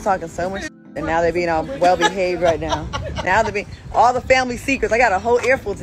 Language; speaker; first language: English; native; English